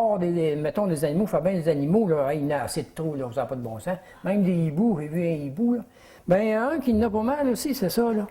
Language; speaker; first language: French; native; French